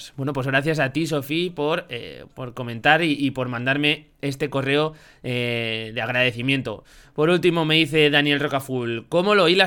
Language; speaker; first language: Spanish; native; Spanish